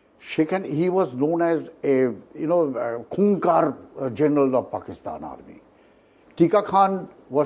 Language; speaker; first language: English; non-native, local second language; Bangla